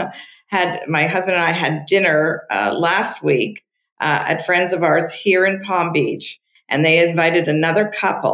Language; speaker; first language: English; non-native, fluent; French